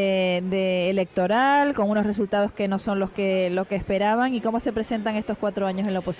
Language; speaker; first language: Spanish; native; Spanish